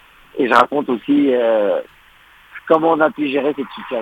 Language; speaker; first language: French; non-native, local second language; Arabic